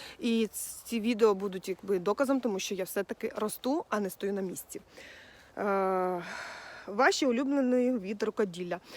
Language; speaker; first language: Ukrainian; non-native, local second language; Russian